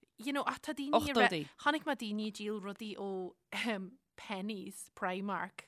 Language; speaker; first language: Irish; native; Irish